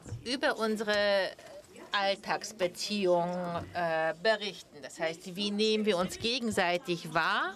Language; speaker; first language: German; non-native, fluent; Polish